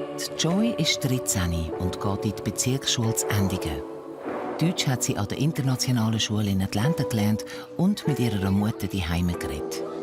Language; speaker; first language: German; native; German